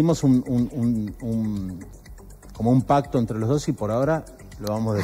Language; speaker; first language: Spanish; native; Spanish